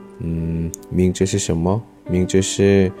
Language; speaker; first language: Chinese; non-native, learner; Korean